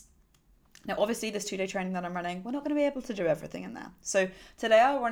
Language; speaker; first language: English; native; English